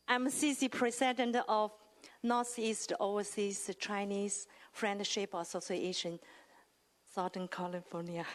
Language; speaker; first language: English; non-native, learner; Chinese